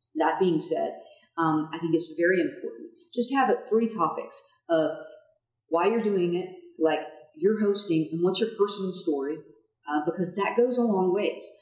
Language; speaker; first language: English; native; English